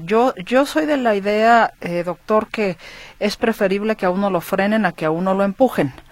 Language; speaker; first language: Spanish; native; Spanish